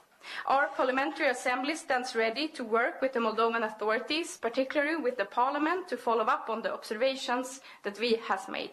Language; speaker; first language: English; non-native, fluent; Swedish